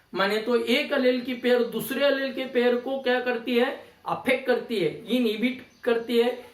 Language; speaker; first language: Hindi; non-native, local second language; Marathi